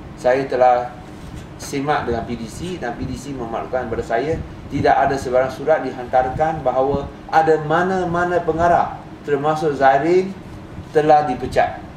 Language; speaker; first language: Malay; non-native, local second language; Chinese